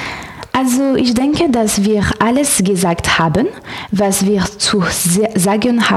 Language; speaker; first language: German; non-native, learner; French